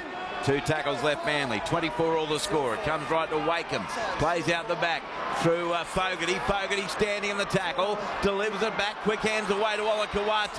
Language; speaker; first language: English; native; English